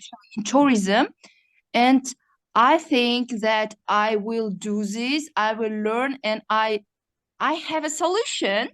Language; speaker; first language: English; non-native, learner; Uzbek